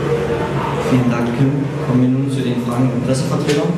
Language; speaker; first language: German; native; German